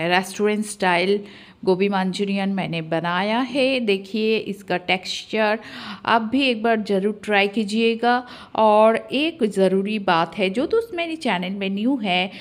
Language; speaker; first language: Hindi; non-native, local second language; Bangla